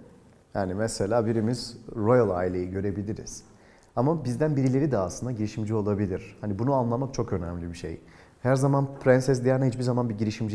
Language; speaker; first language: Turkish; native; Turkish